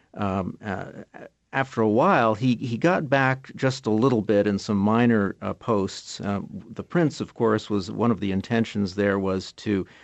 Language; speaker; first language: English; native; English